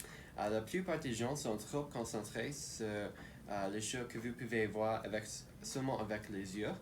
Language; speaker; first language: French; non-native, local second language; English